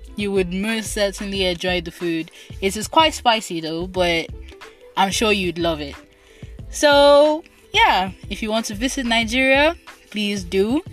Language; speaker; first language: English; non-native, local second language; Igbo